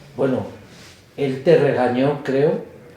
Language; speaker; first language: Spanish; native; Spanish